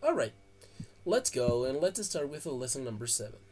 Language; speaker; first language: English; non-native, fluent; Spanish